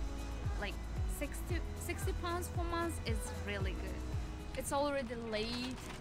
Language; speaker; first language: English; non-native, learner; Uzbek